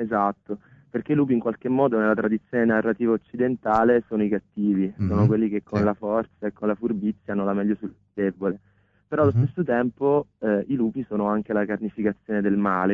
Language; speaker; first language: Italian; native; Italian